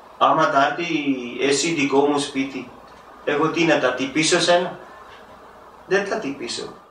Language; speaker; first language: Greek; non-native, learner; Urdu